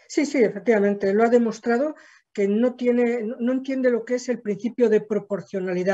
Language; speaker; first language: Spanish; native; Spanish